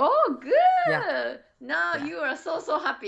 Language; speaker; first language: English; non-native, learner; Japanese